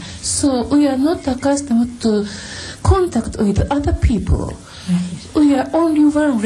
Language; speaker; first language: English; non-native, learner; Japanese